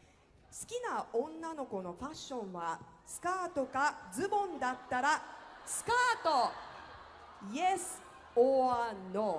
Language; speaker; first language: Japanese; native; Japanese